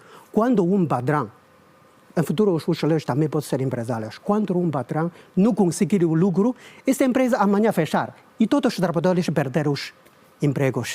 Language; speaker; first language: Portuguese; non-native, learner; Chinese